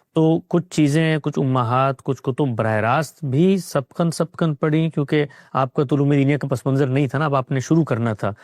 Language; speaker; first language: Urdu; native; Urdu